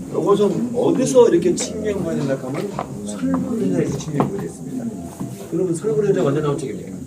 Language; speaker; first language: Korean; native; Korean